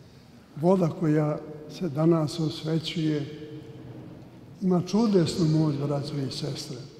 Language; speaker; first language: Serbian; native; Serbian